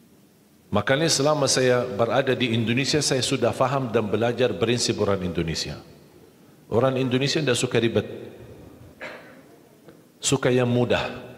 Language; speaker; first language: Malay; non-native, fluent; Arabic